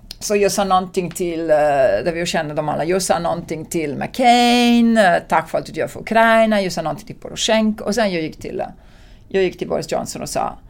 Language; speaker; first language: Swedish; non-native, fluent; Italian